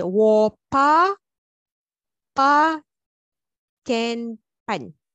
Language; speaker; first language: Chinese; non-native, learner; Malay